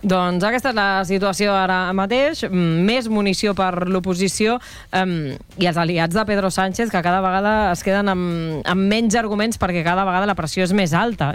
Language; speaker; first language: Catalan; native; Catalan